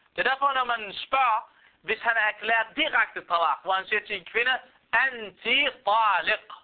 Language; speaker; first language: Danish; non-native, fluent; Arabic